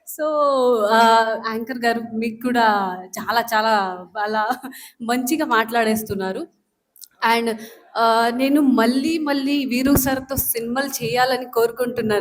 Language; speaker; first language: Telugu; non-native, local second language; Marathi